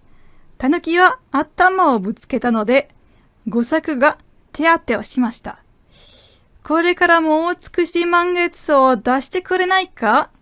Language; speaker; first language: Japanese; non-native, fluent; German